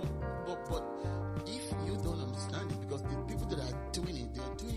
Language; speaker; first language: English; non-native, local second language; Yoruba